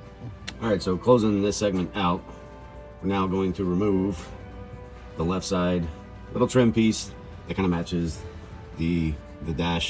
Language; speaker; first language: English; native; English